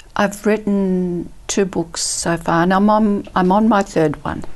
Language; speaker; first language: English; early bilingual, other home language; Italian